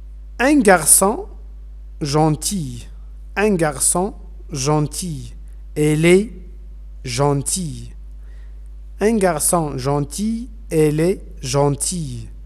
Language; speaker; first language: French; non-native, fluent; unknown